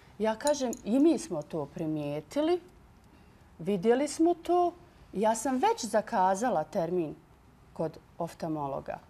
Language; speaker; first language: Bosnian; native; Bosnian